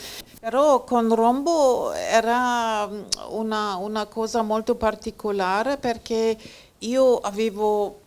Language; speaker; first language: Italian; non-native, fluent; German